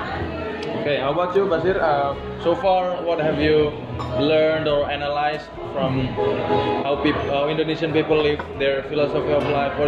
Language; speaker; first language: English; non-native, fluent; Indonesian